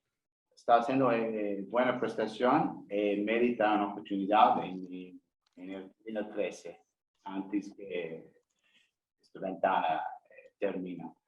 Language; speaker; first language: Spanish; non-native, learner; English